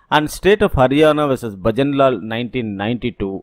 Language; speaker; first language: English; non-native, local second language; Tamil